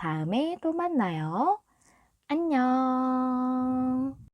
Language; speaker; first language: Korean; native; Korean